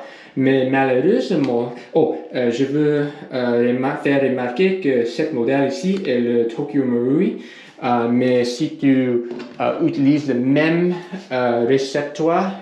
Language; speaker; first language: French; non-native, learner; English